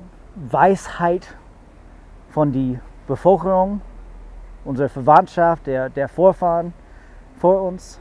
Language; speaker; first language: German; non-native, fluent; English